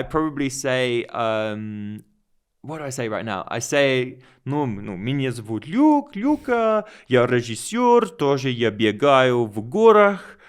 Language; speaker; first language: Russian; non-native, learner; English